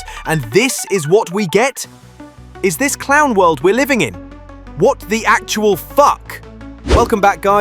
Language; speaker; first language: English; native; English